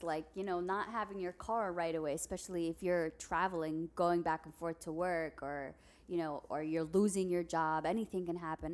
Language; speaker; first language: English; early bilingual, other home language; Spanish